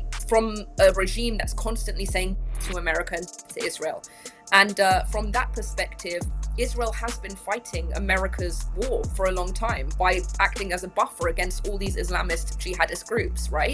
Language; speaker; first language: English; early bilingual, other home language; Persian